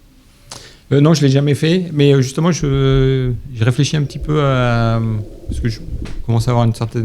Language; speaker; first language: French; native; French